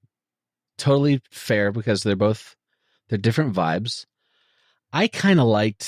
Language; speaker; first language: English; native; English